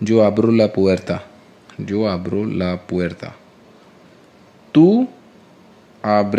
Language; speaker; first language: Spanish; non-native, learner; Hindi